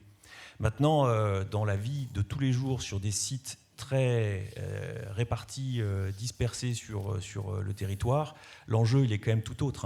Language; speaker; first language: French; native; French